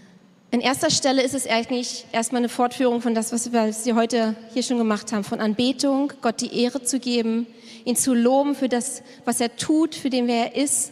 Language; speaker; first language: German; native; German